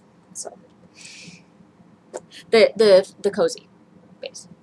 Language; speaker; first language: English; native; English